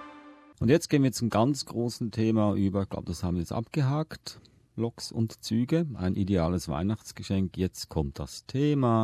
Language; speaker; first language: German; native; German